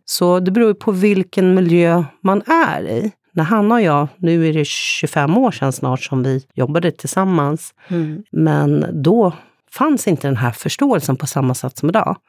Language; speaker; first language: Swedish; native; Swedish